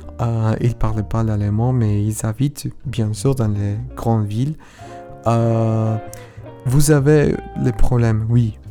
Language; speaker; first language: French; non-native, learner; Spanish